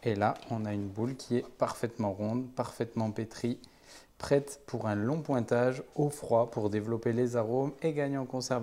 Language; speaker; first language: French; native; French